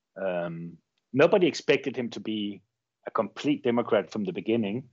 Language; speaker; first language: English; non-native, fluent; Danish